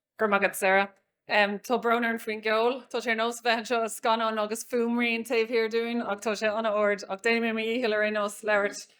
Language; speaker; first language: Irish; non-native, local second language; English